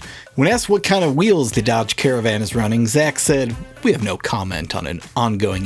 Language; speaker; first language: English; native; English